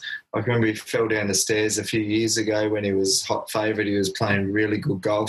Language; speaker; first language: English; native; English